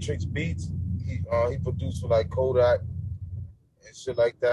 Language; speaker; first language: English; native; English